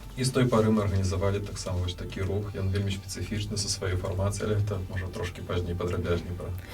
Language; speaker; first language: Belarusian; native; Belarusian